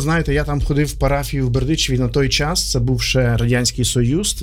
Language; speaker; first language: Ukrainian; native; Ukrainian